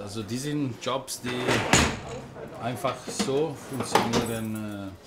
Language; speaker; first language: German; non-native, fluent; Italian